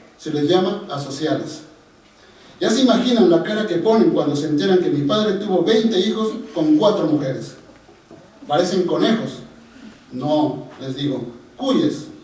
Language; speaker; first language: Spanish; native; Spanish